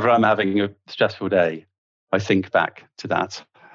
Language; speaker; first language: English; native; English